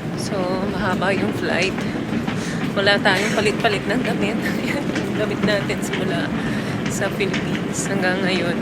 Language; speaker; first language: Filipino; non-native, local second language; Cebuano